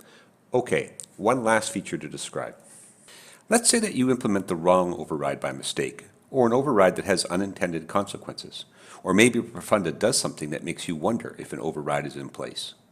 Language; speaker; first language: English; native; English